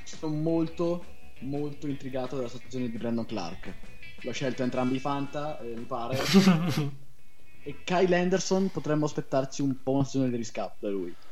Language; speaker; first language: Italian; native; Italian